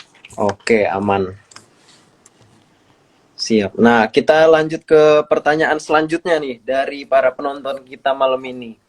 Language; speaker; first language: Indonesian; native; Indonesian